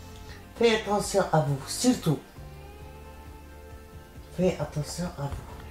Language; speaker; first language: French; non-native, learner; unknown